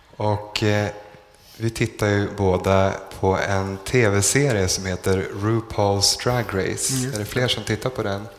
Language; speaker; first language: Swedish; native; Swedish